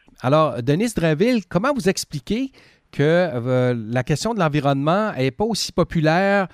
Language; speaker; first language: French; native; French